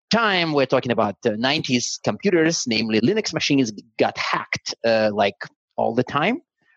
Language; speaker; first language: English; non-native, fluent; Russian